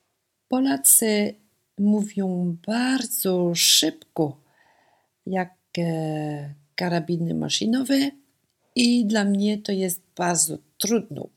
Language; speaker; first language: Polish; non-native, learner; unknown